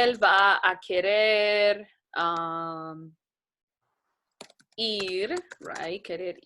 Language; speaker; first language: Spanish; non-native, fluent; English